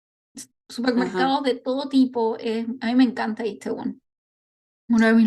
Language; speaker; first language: Spanish; native; Spanish